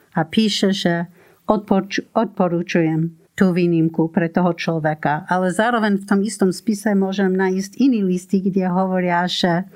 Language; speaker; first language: Slovak; non-native, fluent; English